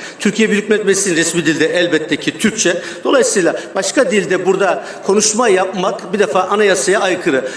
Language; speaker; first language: Turkish; native; Turkish